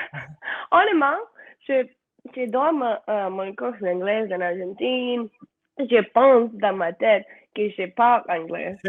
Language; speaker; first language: French; non-native, learner; Spanish